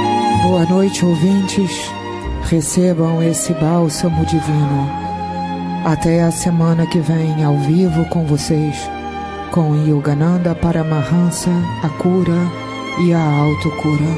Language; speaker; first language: Portuguese; native; Portuguese